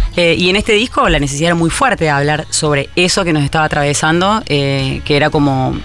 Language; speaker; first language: Spanish; native; Spanish